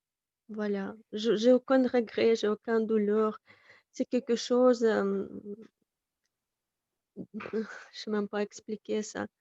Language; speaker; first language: French; non-native, fluent; Russian